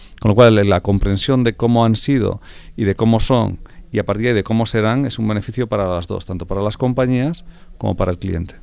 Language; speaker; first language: Spanish; native; Spanish